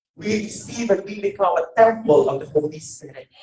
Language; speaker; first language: English; non-native, local second language; Filipino